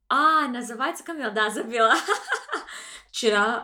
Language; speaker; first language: Russian; non-native, learner; English